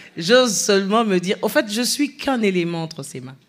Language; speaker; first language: French; non-native, local second language; Lingala